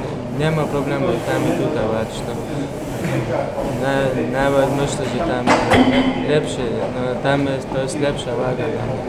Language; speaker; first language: Polish; non-native, learner; Chechen